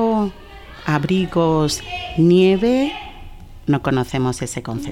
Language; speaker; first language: Spanish; early bilingual, other home language; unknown